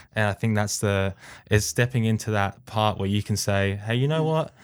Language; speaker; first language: English; native; English